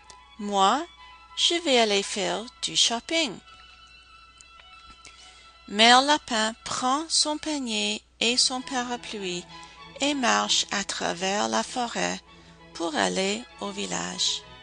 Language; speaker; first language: French; non-native, fluent; English